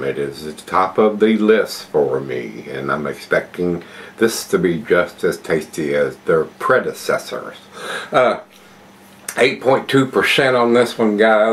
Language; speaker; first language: English; native; English